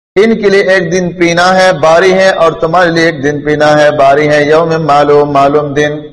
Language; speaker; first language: Urdu; non-native, local second language; Pashto